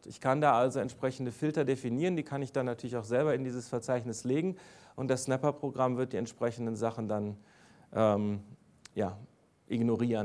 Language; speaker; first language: German; native; German